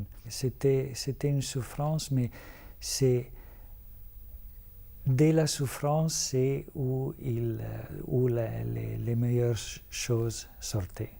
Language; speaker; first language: French; non-native, fluent; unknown